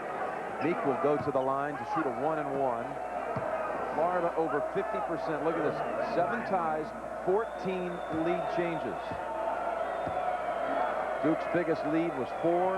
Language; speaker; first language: English; native; English